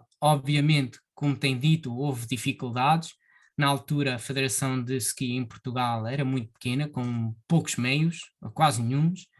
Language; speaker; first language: Portuguese; early bilingual, heritage; Portuguese